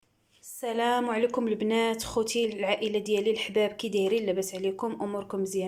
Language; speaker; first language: Arabic; native; Arabic